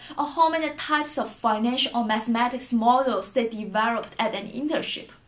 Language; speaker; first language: English; non-native, fluent; Chinese